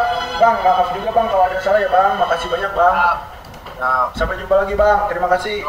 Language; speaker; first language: Indonesian; native; Indonesian